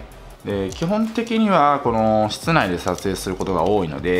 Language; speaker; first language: Japanese; native; Japanese